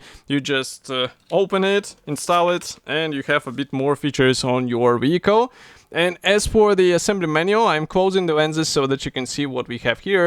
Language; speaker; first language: English; non-native, fluent; Russian